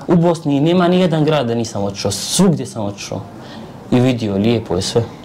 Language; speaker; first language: Serbian; non-native, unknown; Arabic